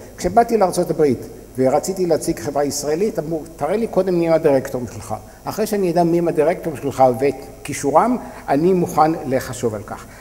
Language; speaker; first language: Hebrew; native; Hebrew